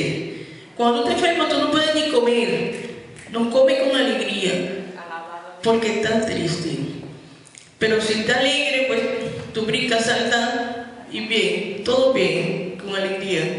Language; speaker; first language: Spanish; native; Spanish